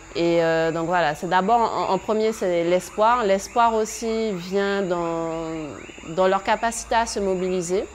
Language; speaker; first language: French; native; French